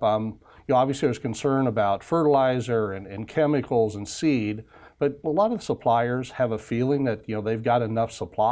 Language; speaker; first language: English; native; English